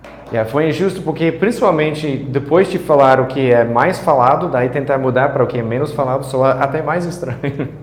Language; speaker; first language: Portuguese; non-native, fluent; English